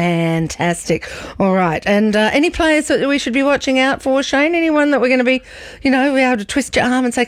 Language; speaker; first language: English; native; English